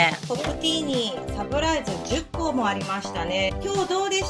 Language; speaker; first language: Japanese; native; Japanese